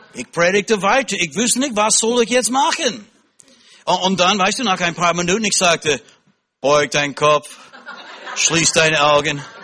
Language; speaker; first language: German; non-native, fluent; English